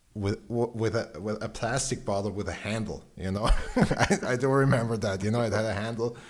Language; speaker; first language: English; non-native, fluent; German